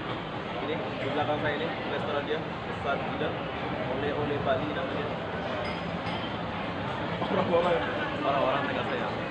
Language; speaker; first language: Indonesian; non-native, local second language; Sasak